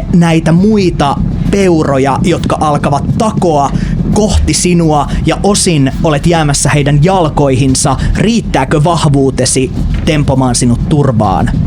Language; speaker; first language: Finnish; native; Finnish